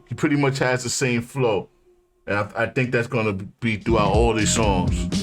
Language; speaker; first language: English; native; English